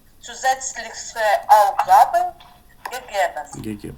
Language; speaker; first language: German; non-native, learner; Ukrainian